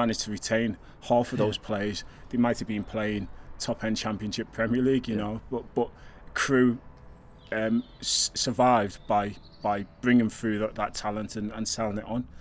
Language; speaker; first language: English; native; English